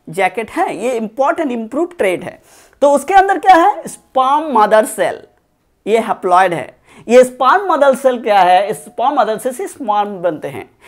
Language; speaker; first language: Hindi; non-native, local second language; Bangla